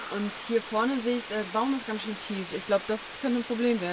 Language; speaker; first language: German; native; German